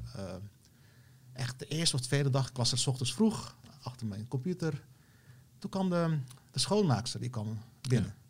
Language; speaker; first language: Dutch; early bilingual, other home language; Turkish